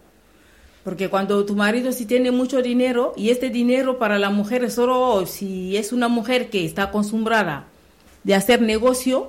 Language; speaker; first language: Spanish; non-native, learner; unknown